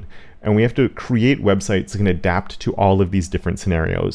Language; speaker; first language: English; native; English